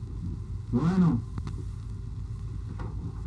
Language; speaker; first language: Spanish; non-native, fluent; English